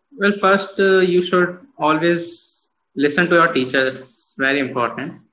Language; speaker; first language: English; non-native, local second language; Hindi